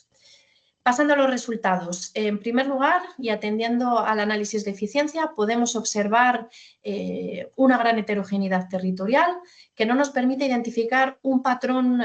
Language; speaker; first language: Spanish; native; Spanish